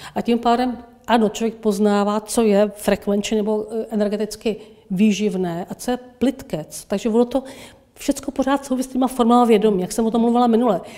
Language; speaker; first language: Czech; native; Czech